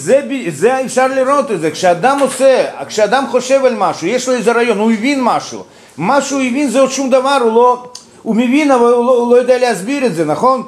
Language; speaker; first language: Hebrew; non-native, fluent; Russian